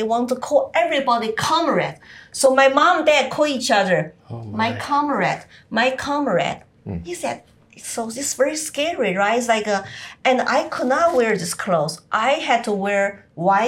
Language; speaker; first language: English; non-native, fluent; Chinese